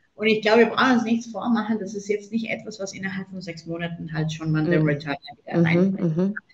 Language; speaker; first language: German; non-native, fluent; Spanish